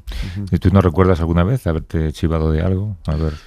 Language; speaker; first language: Spanish; native; Spanish